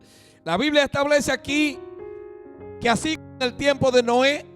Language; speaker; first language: Spanish; native; Spanish